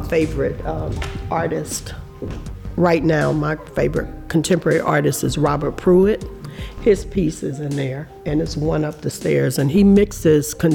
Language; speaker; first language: English; native; English